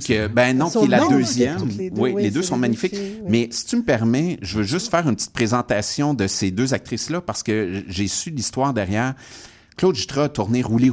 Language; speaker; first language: French; native; French